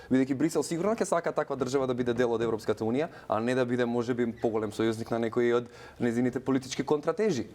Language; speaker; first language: Macedonian; non-native, local second language; Albanian